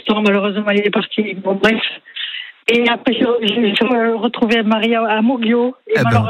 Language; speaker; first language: French; native; French